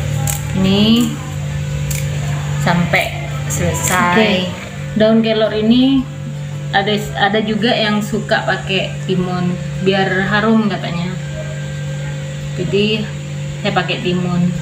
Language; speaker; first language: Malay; non-native, local second language; Madurese